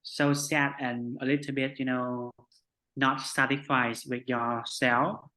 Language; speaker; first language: English; non-native, fluent; Vietnamese